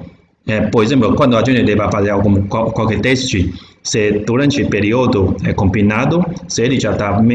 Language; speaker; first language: Portuguese; non-native, learner; Chinese